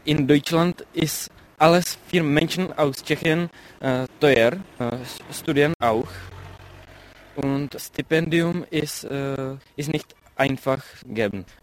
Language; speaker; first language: German; non-native, learner; Czech